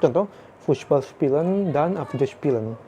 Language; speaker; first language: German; non-native, learner; Indonesian